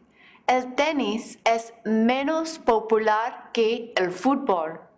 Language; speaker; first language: Spanish; non-native, fluent; English